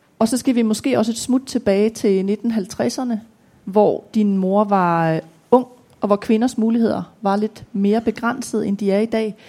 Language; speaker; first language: Danish; native; Danish